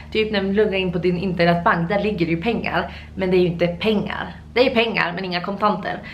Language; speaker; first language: Swedish; native; Swedish